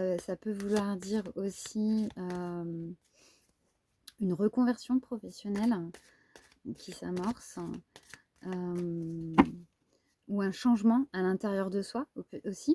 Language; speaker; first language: French; native; French